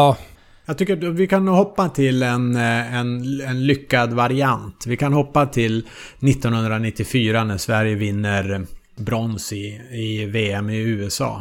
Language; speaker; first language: Swedish; native; Swedish